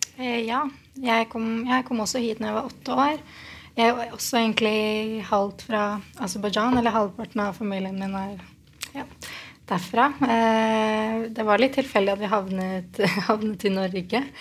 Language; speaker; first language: Norwegian; early bilingual, other home language; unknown